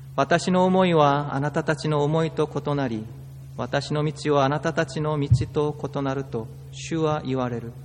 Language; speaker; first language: Japanese; non-native, fluent; Korean